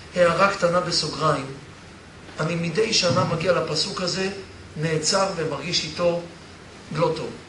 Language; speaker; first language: Hebrew; early bilingual, other home language; Polish